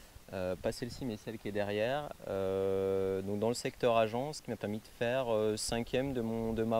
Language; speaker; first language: French; native; French